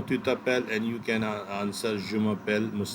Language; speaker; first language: French; non-native, fluent; Urdu